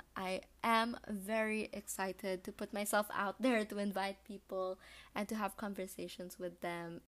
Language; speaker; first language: English; non-native, local second language; Filipino